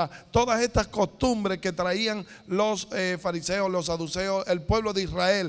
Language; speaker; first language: Spanish; native; Spanish